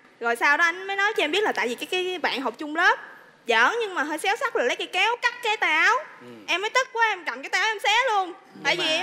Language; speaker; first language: Vietnamese; native; Vietnamese